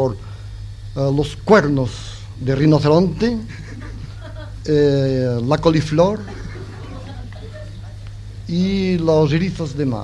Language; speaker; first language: Spanish; non-native, local second language; Catalan